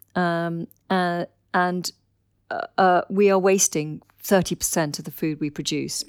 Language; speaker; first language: English; native; English